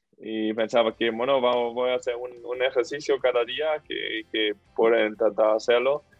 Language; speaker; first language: Spanish; non-native, fluent; German